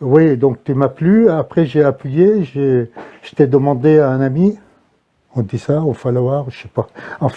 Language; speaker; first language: French; non-native, fluent; Arabic